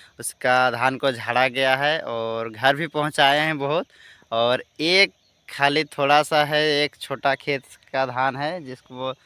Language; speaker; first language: Hindi; native; Hindi